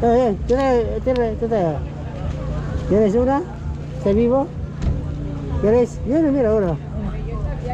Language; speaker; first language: Spanish; non-native, learner; Filipino